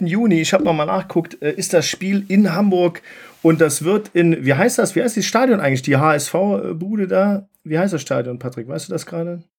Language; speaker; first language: German; native; German